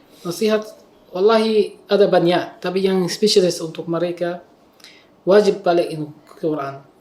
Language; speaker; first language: Indonesian; non-native, learner; Arabic